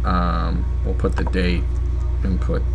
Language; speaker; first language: English; native; English